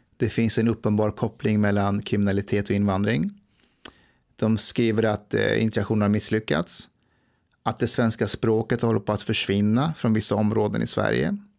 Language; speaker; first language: Swedish; early bilingual, other home language; Persian